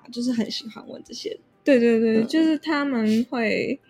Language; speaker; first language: Chinese; non-native, local second language; Cantonese